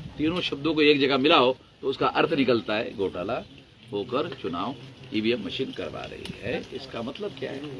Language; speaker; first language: Hindi; non-native, local second language; Marathi